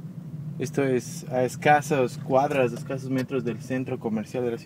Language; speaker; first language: Spanish; native; Spanish